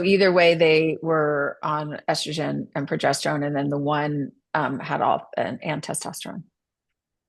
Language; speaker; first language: English; native; English